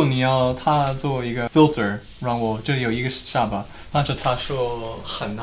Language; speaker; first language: Chinese; non-native, fluent; English